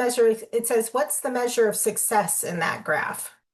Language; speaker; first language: English; native; English